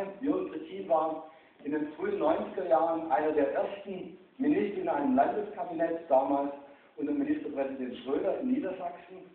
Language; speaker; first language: German; native; German